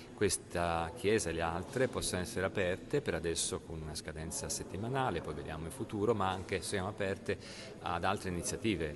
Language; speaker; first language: Italian; native; Italian